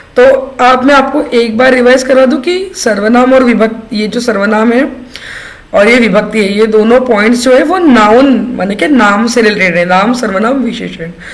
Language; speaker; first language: Hindi; non-native, local second language; Marathi